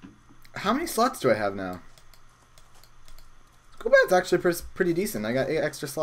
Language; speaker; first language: English; native; English